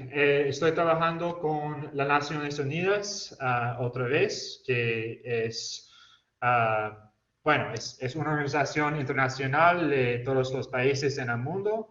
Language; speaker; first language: Spanish; non-native, fluent; English